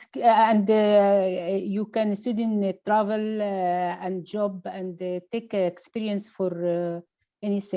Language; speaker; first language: English; non-native, learner; Arabic